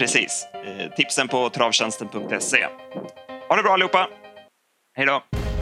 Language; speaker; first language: Swedish; native; Swedish